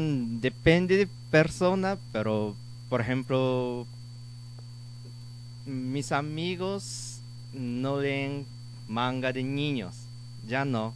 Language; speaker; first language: Spanish; non-native, learner; Japanese